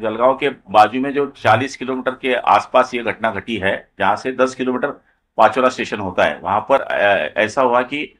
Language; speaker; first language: Hindi; non-native, local second language; Marathi